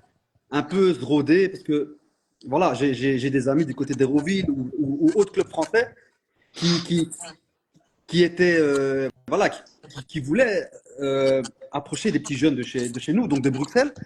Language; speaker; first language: French; native; French